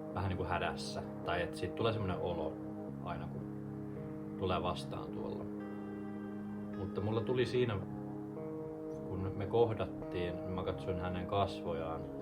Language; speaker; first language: Finnish; native; Finnish